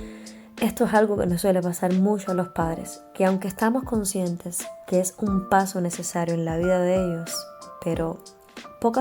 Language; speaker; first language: Spanish; native; Spanish